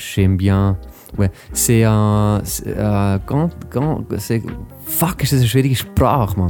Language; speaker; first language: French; non-native, learner; German